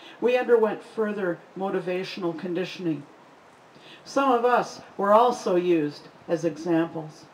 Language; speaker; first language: English; native; English